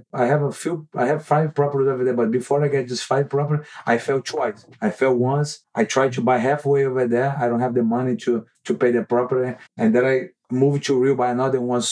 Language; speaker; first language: English; non-native, learner; Portuguese